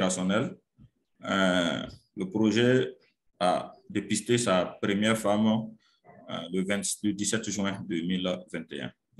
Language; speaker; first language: French; non-native, local second language; Mossi